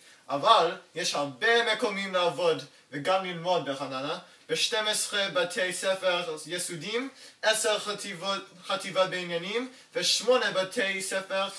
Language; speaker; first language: Hebrew; non-native, learner; English